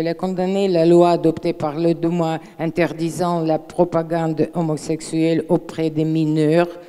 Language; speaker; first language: French; non-native, fluent; Russian